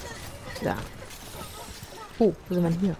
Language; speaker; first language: German; native; German